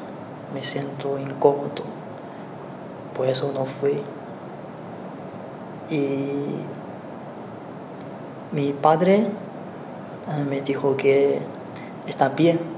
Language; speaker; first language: Spanish; non-native, learner; Chinese